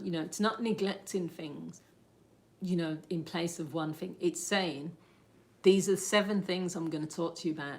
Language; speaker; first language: English; native; English